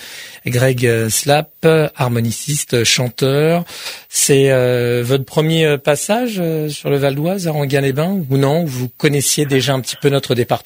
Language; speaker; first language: French; native; French